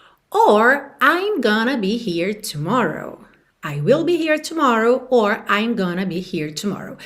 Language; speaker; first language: English; non-native, fluent; Portuguese